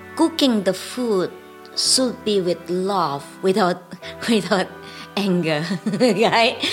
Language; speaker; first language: English; non-native, fluent; Indonesian